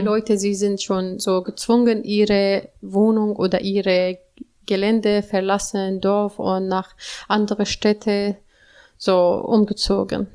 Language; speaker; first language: German; non-native, learner; Arabic